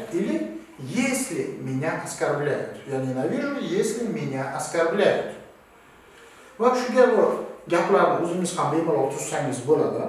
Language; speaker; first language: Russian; non-native, local second language; Uzbek